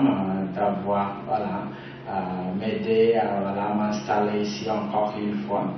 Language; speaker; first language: French; non-native, fluent; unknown